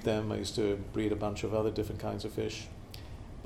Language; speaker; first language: English; non-native, local second language; Tamil